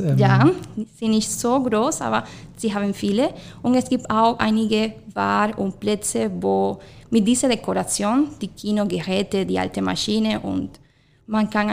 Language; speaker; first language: German; non-native, fluent; Spanish